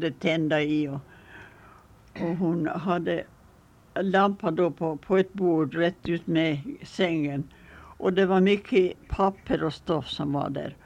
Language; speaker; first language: Swedish; early bilingual, heritage; Swedish